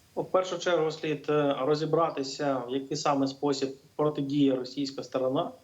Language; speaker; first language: Ukrainian; native; Ukrainian